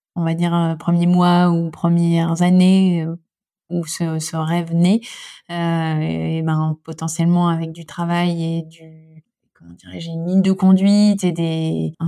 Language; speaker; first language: French; native; French